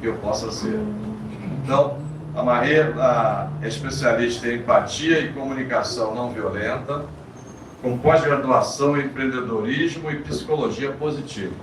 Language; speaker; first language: Portuguese; native; Portuguese